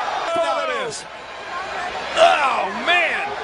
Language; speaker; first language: English; native; English